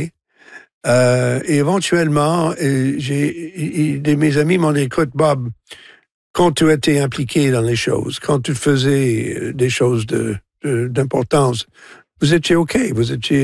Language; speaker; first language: French; non-native, local second language; English